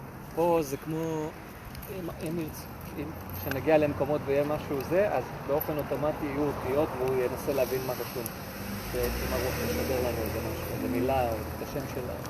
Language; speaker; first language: Hebrew; native; Hebrew